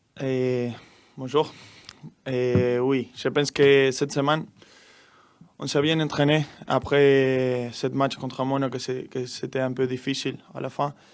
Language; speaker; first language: French; non-native, learner; Spanish